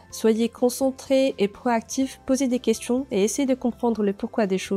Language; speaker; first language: French; non-native, local second language; Arabic